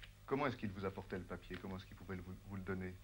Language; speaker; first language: French; native; French